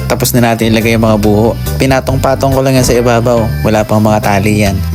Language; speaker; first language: Filipino; native; Filipino